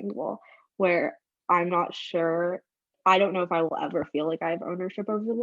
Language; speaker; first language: English; native; English